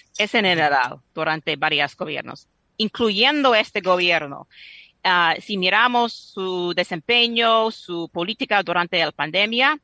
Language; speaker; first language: Spanish; non-native, fluent; English